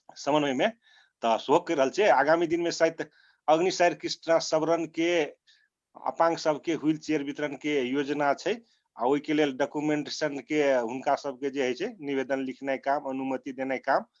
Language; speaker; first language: Maithili; non-native, local second language; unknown